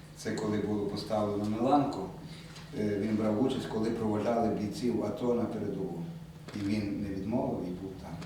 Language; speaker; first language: Ukrainian; native; Ukrainian